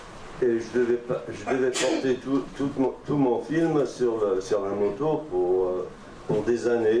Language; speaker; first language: French; non-native, fluent; English